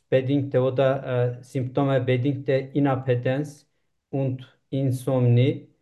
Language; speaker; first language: German; non-native, learner; Turkish